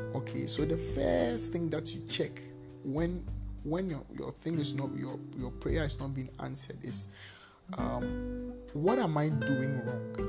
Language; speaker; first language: English; non-native, local second language; Akan